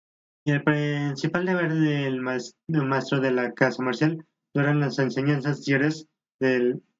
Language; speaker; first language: Spanish; native; Spanish